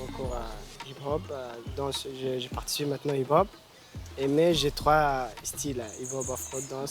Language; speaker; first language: French; non-native, learner; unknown